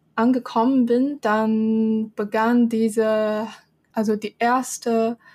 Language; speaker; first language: German; non-native, fluent; Chinese